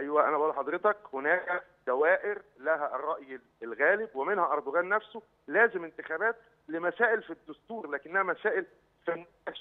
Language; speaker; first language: Arabic; native; Arabic